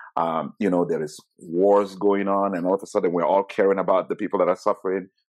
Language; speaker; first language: English; non-native, fluent; Italian